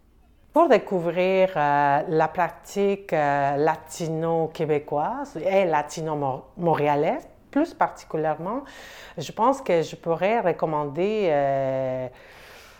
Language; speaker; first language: French; non-native, fluent; Spanish